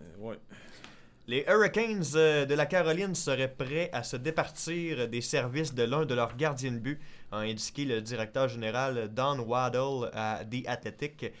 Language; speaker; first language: French; native; French